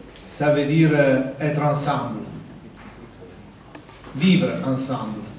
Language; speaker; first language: French; non-native, fluent; Italian